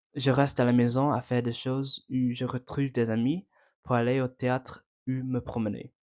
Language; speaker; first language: French; non-native, fluent; English